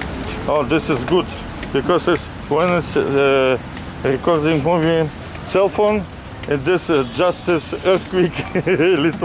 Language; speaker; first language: English; non-native, learner; Russian